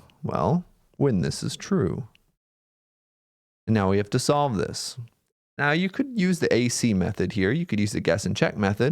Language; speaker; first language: English; native; English